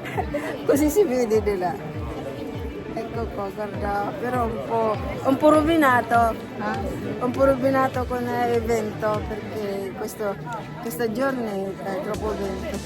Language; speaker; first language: Italian; non-native, learner; Filipino